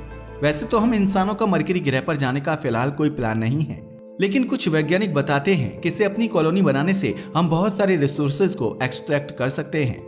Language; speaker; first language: Hindi; native; Hindi